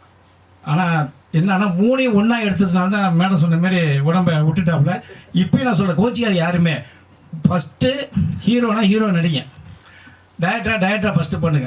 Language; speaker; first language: Tamil; native; Tamil